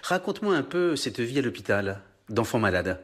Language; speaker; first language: French; native; French